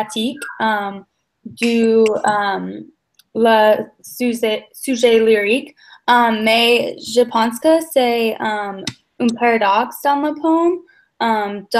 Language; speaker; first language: French; non-native, learner; English